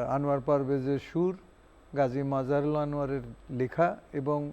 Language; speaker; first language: Bangla; non-native, local second language; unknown